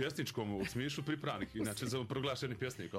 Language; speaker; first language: Serbian; native; Serbian